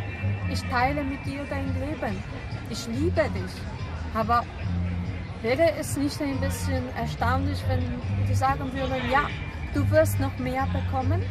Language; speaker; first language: German; non-native, fluent; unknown